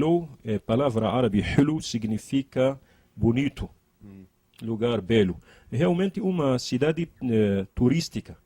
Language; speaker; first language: Portuguese; non-native, learner; Arabic